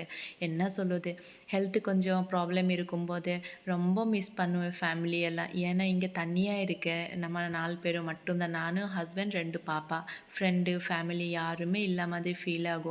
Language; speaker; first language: Tamil; non-native, fluent; Assamese